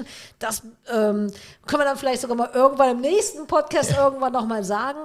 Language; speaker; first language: German; native; German